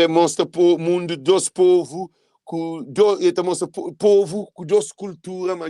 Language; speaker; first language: Portuguese; non-native, local second language; Kabuverdianu